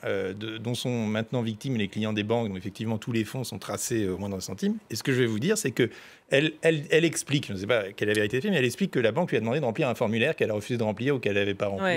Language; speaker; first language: French; native; French